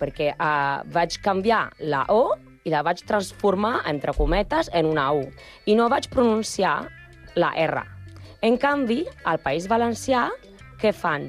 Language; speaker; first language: Catalan; non-native, learner; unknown